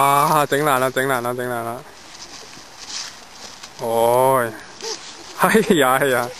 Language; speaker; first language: Cantonese; native; Cantonese